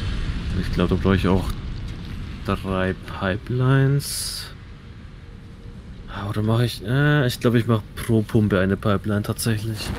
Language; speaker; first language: German; native; German